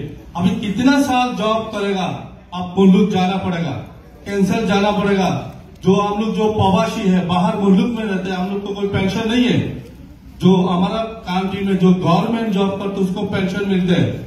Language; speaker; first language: Hindi; non-native, learner; Bangla